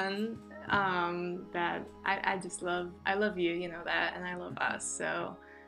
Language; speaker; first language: English; non-native, fluent; Polish